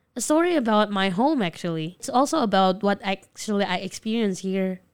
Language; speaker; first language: English; non-native, fluent; Indonesian